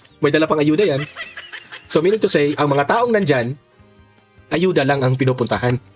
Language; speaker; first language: Filipino; non-native, local second language; Cebuano